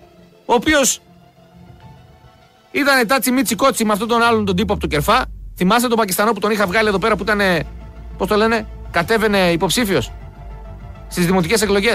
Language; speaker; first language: Greek; native; Greek